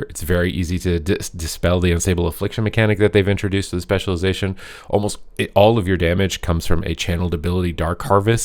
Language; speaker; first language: English; native; English